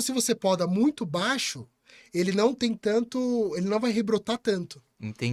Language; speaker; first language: Portuguese; native; Portuguese